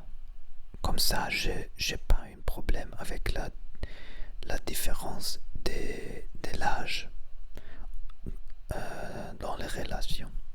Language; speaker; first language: French; non-native, learner; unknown